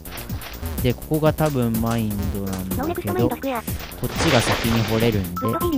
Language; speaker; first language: Japanese; native; Japanese